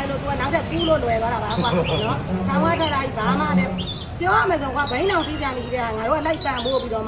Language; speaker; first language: Burmese; native; Burmese